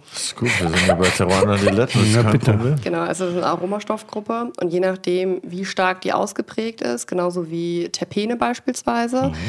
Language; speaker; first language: German; native; German